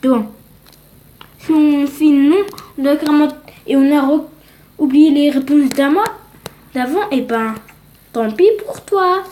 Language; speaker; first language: French; early bilingual, other home language; Polish